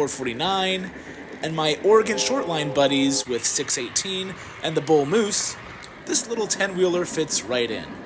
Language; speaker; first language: English; native; English